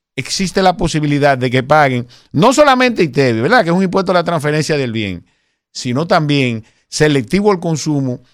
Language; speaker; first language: Spanish; native; Spanish